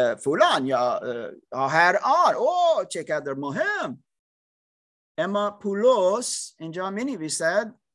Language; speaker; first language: Persian; non-native, learner; English